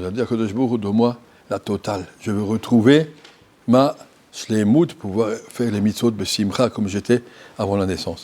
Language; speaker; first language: French; native; French